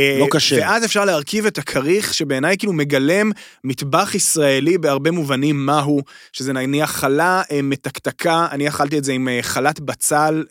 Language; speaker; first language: Hebrew; native; Hebrew